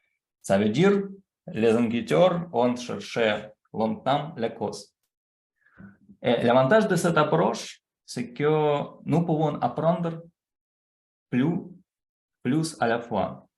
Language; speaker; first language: French; non-native, fluent; Russian